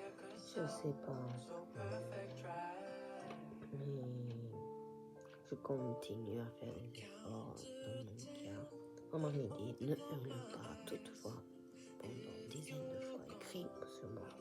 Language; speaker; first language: French; non-native, learner; Japanese